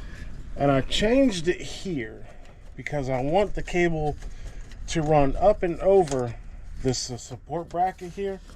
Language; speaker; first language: English; native; English